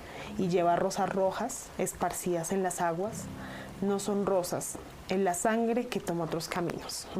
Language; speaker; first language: Spanish; native; Spanish